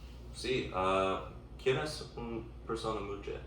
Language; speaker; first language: Spanish; non-native, learner; English